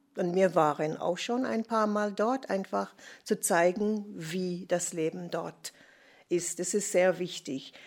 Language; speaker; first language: German; non-native, fluent; English